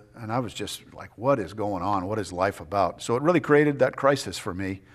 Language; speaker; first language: English; native; English